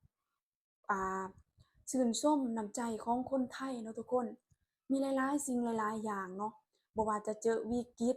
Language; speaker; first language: Thai; non-native, local second language; Lao